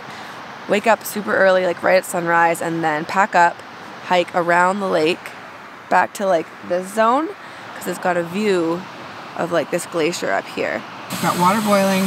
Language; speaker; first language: English; native; English